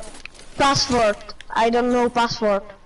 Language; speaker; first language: English; non-native, learner; Slovak